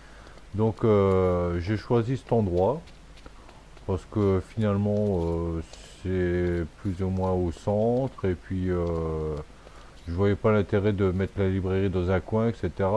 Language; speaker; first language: French; native; French